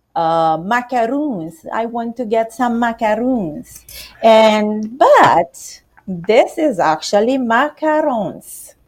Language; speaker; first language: English; non-native, learner; Romanian